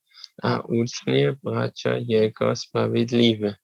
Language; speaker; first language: Polish; non-native, learner; German